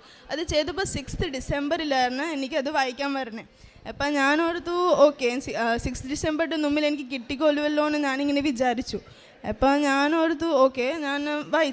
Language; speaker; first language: Malayalam; early bilingual, heritage; Malayalam